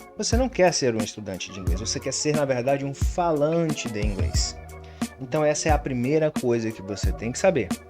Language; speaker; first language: Portuguese; native; Portuguese